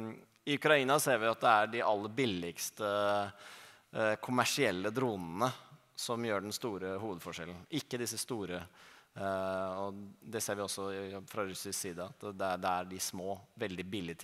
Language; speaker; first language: Norwegian; native; Norwegian